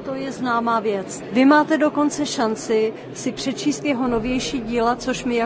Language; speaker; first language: Czech; native; Czech